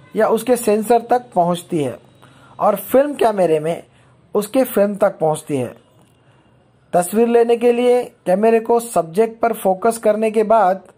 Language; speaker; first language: Hindi; non-native, local second language; Marathi